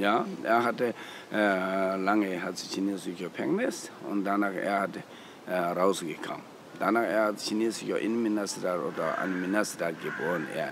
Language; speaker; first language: German; non-native, learner; Tibetan